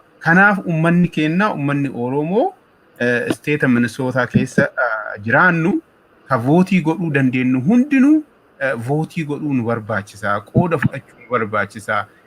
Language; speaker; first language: Oromo; native; Oromo